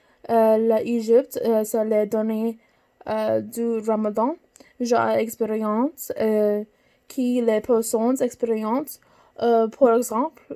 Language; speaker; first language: French; non-native, learner; English